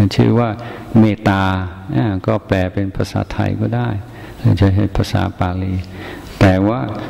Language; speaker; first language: Thai; non-native, fluent; English